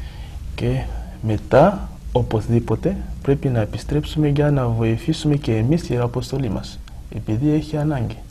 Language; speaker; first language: Greek; non-native, fluent; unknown